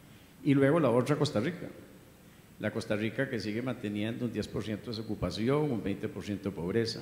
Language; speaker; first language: Spanish; native; Spanish